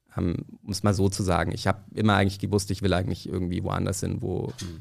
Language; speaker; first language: German; native; German